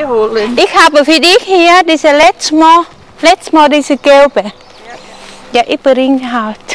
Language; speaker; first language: German; non-native, learner; Vietnamese